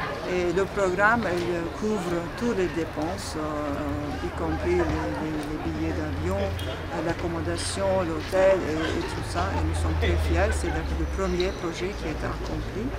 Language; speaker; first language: French; non-native, fluent; Turkish